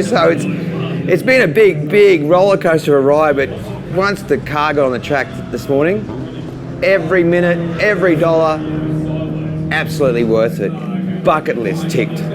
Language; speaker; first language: English; native; English